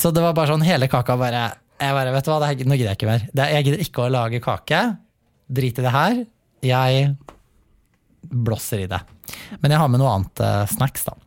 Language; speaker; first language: Norwegian; native; Norwegian